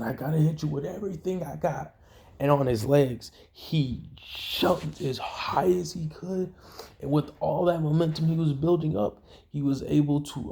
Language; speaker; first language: English; native; English